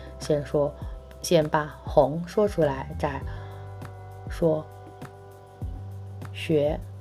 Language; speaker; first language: Chinese; non-native, fluent; Indonesian